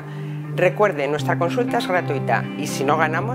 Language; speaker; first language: Spanish; native; Spanish